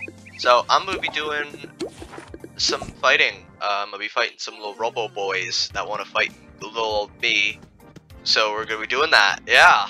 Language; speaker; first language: English; native; English